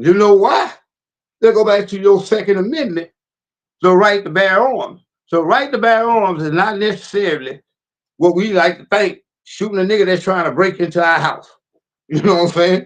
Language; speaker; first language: English; native; English